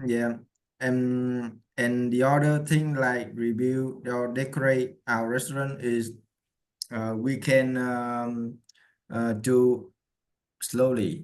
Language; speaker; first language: English; non-native, learner; Vietnamese